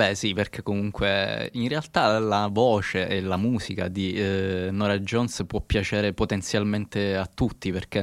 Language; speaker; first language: Italian; native; Italian